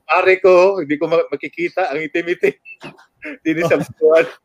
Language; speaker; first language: Filipino; native; Filipino